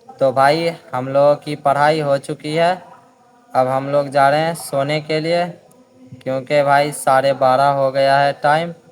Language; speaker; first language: Hindi; native; Hindi